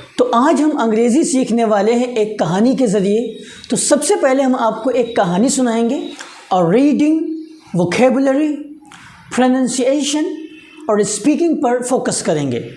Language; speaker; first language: Urdu; native; Urdu